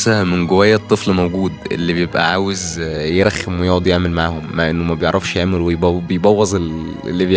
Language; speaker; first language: Arabic; native; Arabic